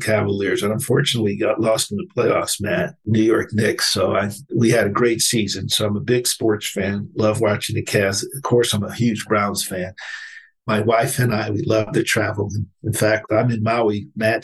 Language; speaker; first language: English; native; English